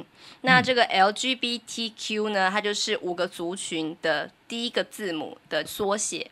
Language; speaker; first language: Chinese; native; Chinese